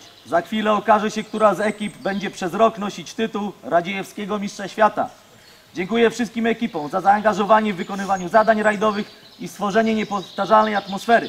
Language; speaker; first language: Polish; native; Polish